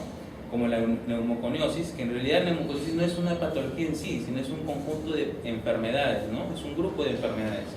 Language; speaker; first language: Spanish; native; Spanish